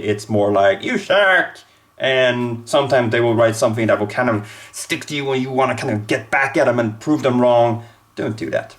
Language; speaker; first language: English; non-native, fluent; Swedish